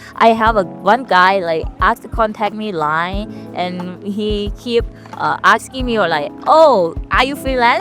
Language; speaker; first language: English; non-native, learner; Thai